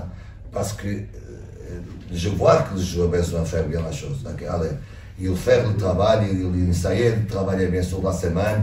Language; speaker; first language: French; non-native, learner; Portuguese